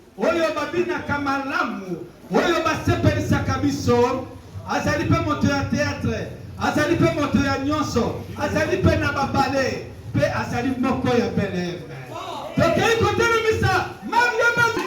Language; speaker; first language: Lingala; native; Lingala